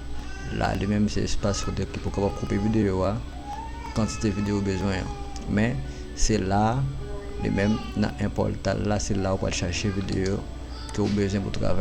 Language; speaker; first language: French; non-native, learner; Haitian Creole